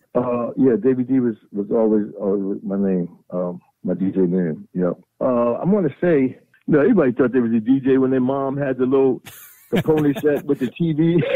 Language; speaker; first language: English; native; English